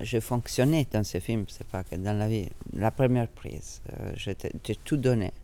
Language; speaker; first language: French; non-native, fluent; Italian